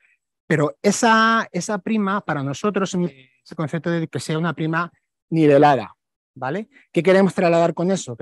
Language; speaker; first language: Spanish; native; Spanish